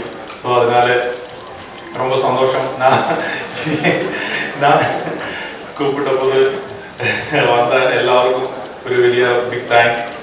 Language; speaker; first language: Tamil; non-native, learner; Malayalam